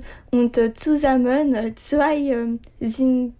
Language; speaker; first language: German; non-native, learner; French